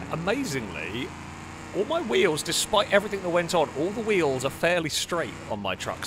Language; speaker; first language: English; native; English